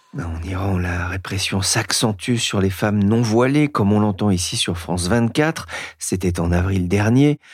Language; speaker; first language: French; native; French